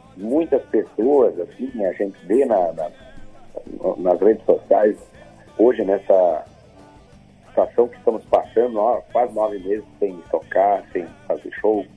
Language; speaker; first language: Portuguese; native; Portuguese